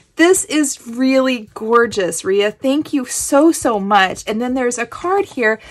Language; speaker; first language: English; native; English